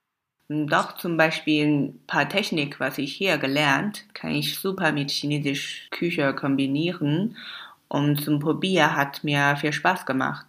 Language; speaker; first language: German; non-native, fluent; Chinese